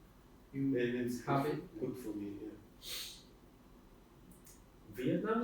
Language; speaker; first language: English; non-native, fluent; Russian